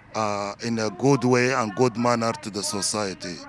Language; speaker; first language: English; non-native, learner; Arabic